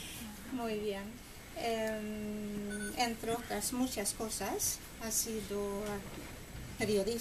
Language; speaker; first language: Spanish; non-native, fluent; Swedish